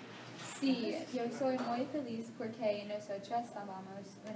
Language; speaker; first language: Spanish; non-native, learner; English